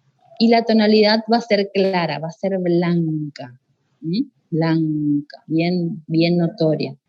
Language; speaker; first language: Spanish; native; Spanish